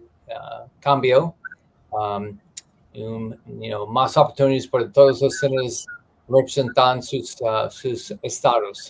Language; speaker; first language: Spanish; non-native, learner; English